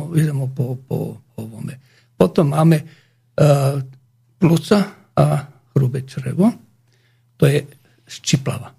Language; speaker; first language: Slovak; non-native, learner; Croatian